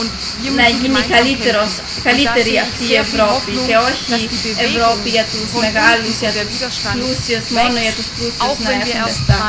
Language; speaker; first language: Greek; early bilingual, heritage; Greek